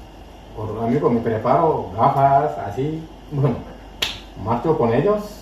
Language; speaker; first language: Spanish; non-native, learner; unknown